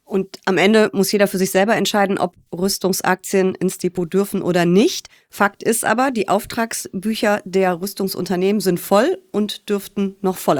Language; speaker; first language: German; native; German